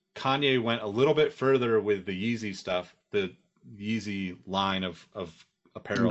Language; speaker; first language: English; native; English